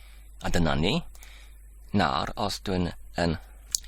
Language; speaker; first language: Welsh; non-native, fluent; English